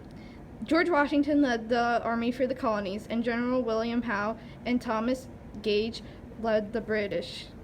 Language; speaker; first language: English; native; English